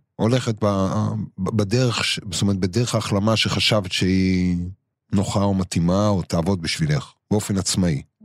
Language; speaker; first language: Hebrew; native; Hebrew